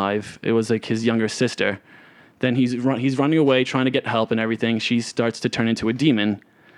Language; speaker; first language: English; non-native, fluent; Italian